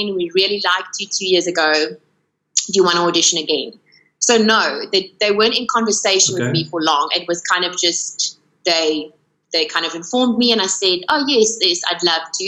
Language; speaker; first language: English; non-native, local second language; Afrikaans